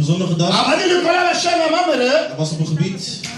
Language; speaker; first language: Dutch; non-native, learner; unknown